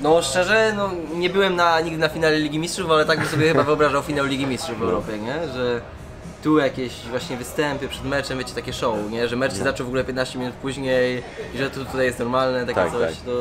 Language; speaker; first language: Polish; native; Polish